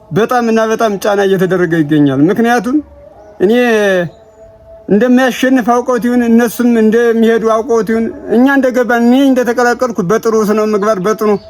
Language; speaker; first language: Amharic; native; Amharic